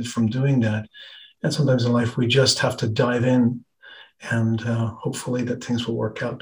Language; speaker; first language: English; native; English